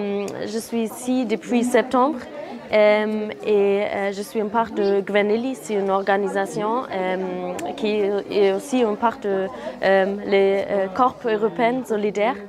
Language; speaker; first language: French; non-native, fluent; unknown